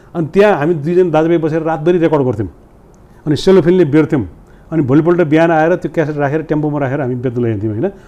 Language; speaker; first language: Nepali; non-native, local second language; Newari